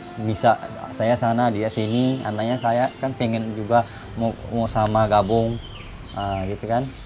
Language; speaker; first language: Indonesian; non-native, fluent; Rohingya